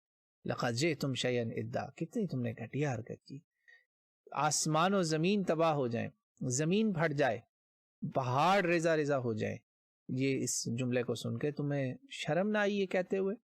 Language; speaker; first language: Urdu; native; Urdu